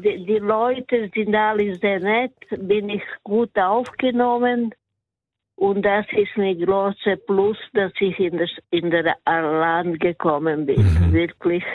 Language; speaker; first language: German; non-native, learner; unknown